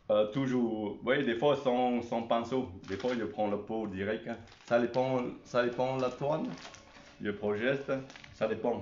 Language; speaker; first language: French; non-native, learner; Chinese